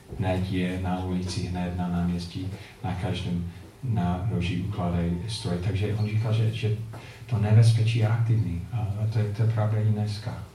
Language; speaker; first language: Czech; non-native, fluent; English